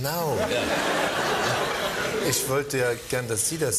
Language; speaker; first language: German; native; German